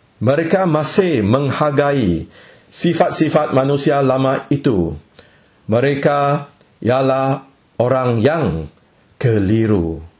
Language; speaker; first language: Malay; non-native, local second language; Chinese